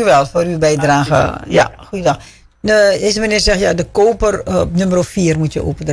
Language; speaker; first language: Dutch; native; Dutch